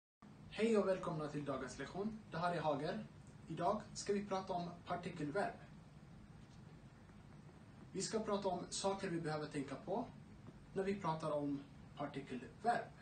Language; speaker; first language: Swedish; non-native, fluent; Tigrinya